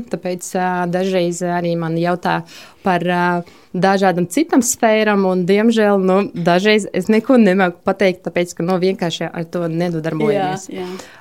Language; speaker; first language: Latvian; non-native, local second language; Russian